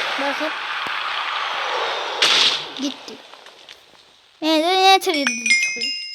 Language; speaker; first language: Turkish; native; Turkish